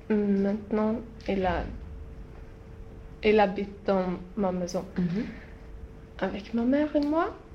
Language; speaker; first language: French; non-native, learner; Swedish